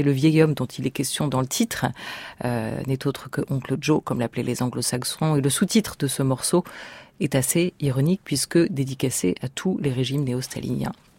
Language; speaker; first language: French; native; French